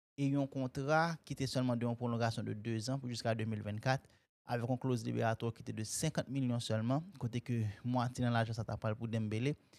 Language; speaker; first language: French; non-native, local second language; Haitian Creole